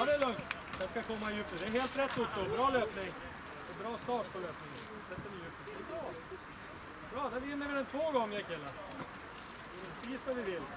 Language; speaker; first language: Swedish; native; Swedish